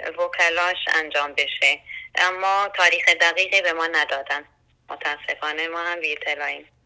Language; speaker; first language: Persian; non-native, local second language; Central Kurdish